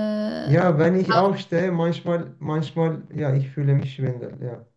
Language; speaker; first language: German; non-native, learner; Turkish